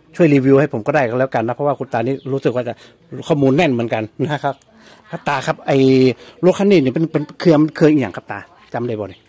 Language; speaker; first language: Thai; non-native, local second language; Northeastern Thai